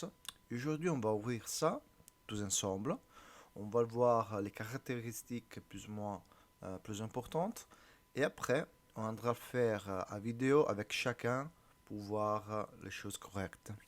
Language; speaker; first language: French; non-native, learner; Italian